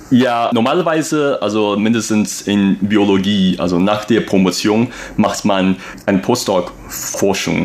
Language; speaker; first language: German; non-native, fluent; Chinese